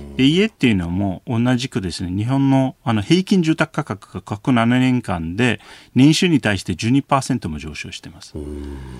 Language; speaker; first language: Japanese; non-native, fluent; Turkish